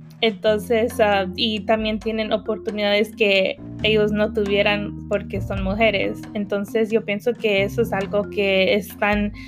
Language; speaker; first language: Spanish; early bilingual, heritage; Spanish